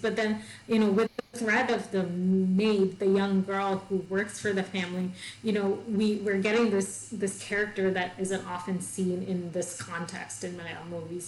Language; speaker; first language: English; non-native, local second language; Malayalam